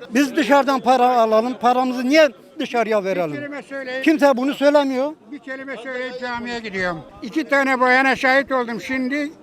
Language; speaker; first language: Turkish; native; Turkish